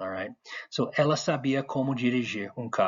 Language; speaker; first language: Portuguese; non-native, fluent; English